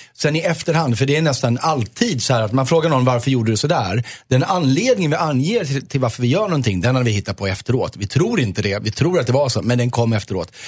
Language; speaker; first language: Swedish; native; Swedish